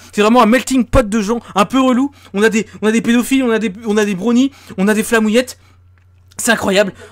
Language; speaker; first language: French; native; French